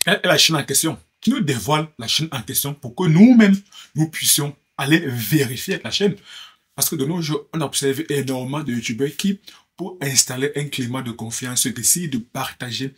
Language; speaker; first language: French; native; French